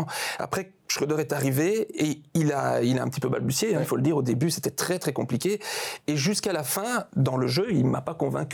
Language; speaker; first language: French; native; French